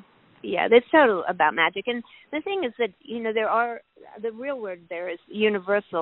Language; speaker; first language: English; native; English